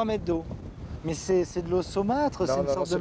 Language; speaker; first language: French; native; French